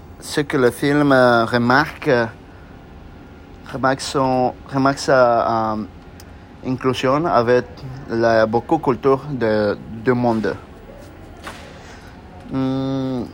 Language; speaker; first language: French; non-native, learner; Spanish